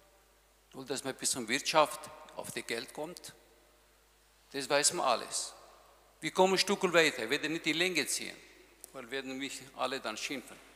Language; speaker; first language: German; non-native, learner; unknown